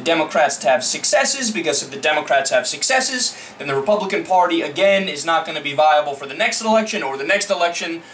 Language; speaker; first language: English; native; English